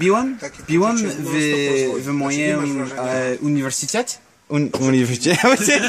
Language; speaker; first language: Polish; non-native, learner; English